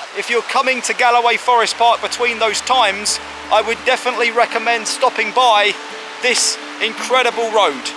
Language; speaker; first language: English; native; English